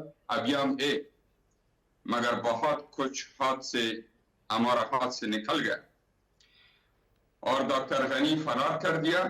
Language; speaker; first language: Hindi; non-native, learner; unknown